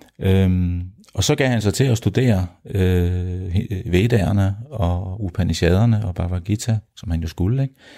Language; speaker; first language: Danish; early bilingual, heritage; Danish